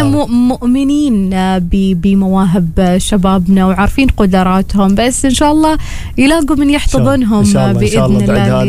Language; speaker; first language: Arabic; native; Arabic